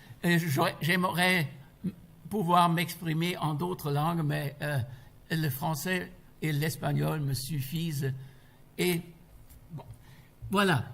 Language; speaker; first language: French; non-native, fluent; German